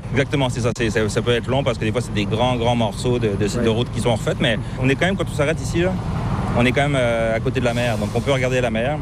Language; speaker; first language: French; native; French